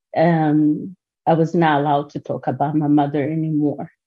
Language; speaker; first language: English; non-native, local second language; Kinyarwanda